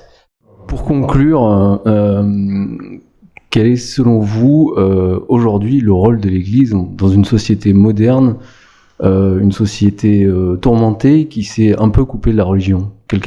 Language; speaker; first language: French; native; French